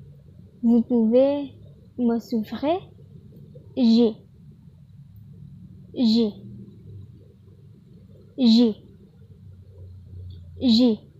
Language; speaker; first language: French; non-native, learner; Indonesian